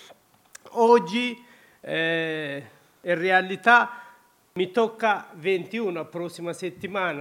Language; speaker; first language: Italian; non-native, learner; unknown